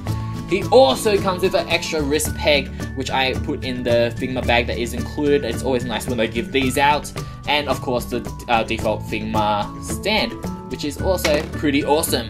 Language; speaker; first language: English; native; English